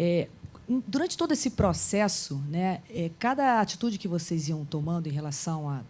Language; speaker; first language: Portuguese; native; Portuguese